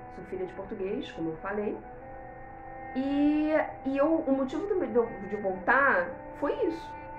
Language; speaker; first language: Portuguese; native; Portuguese